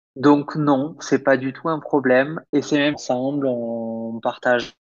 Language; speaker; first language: French; native; French